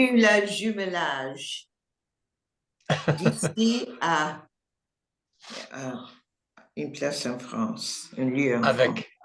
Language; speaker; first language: French; non-native, learner; English